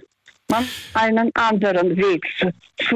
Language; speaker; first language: German; non-native, fluent; Russian